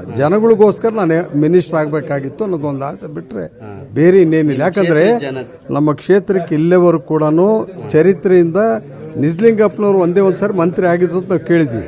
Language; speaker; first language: Kannada; native; Kannada